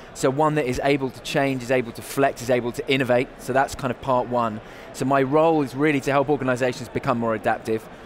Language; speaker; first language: English; native; English